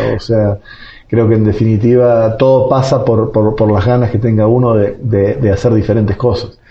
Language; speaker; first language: Spanish; native; Spanish